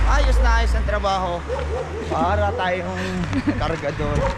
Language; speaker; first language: Filipino; native; Filipino